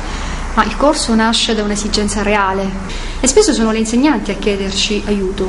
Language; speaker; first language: Italian; native; Italian